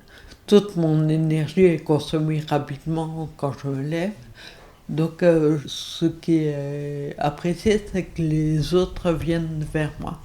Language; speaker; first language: French; native; French